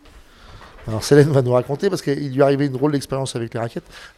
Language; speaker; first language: French; native; French